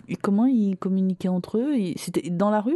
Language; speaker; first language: French; native; French